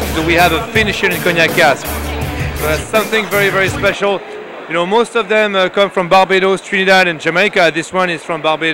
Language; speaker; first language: English; non-native, fluent; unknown